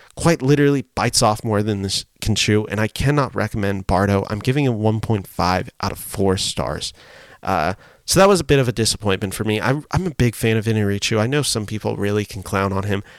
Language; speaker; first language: English; early bilingual, other home language; Spanish